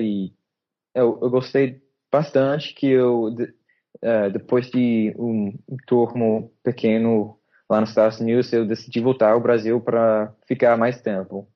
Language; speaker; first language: Portuguese; non-native, fluent; English